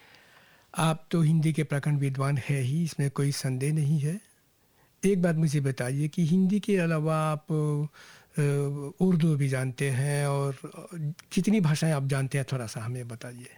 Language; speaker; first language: Hindi; native; Hindi